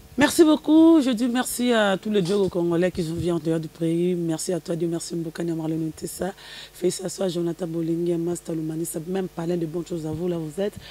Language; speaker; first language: French; non-native, local second language; Lingala